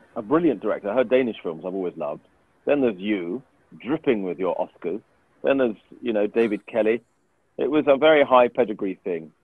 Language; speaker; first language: English; native; English